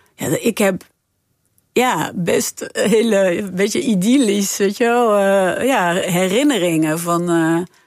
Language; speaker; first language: Dutch; non-native, fluent; French